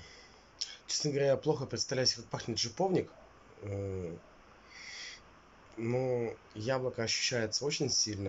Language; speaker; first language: Russian; native; Russian